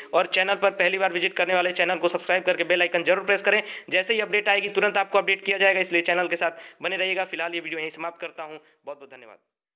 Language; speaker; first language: Hindi; native; Hindi